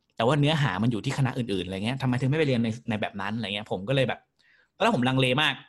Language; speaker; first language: Thai; native; Thai